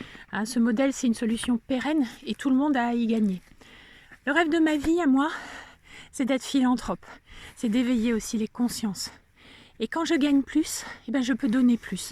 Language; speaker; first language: French; native; French